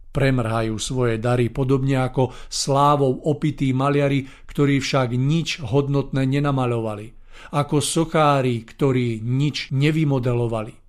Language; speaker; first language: Slovak; native; Slovak